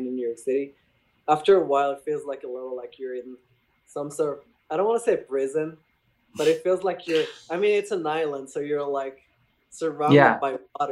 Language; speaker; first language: English; non-native, fluent; Arabic